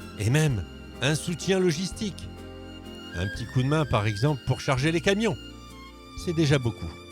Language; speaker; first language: French; native; French